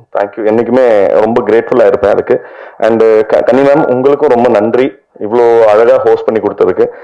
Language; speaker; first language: Tamil; native; Tamil